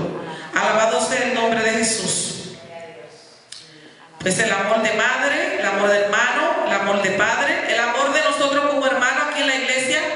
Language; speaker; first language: Spanish; native; Spanish